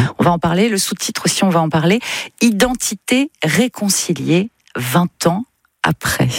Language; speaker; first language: French; native; French